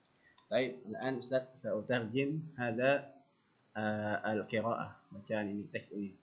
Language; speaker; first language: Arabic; non-native, fluent; Indonesian